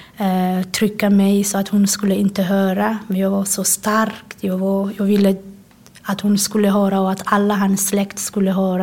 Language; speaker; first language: Swedish; non-native, fluent; Somali